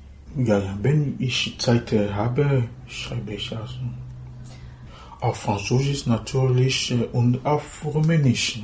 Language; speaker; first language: German; non-native, learner; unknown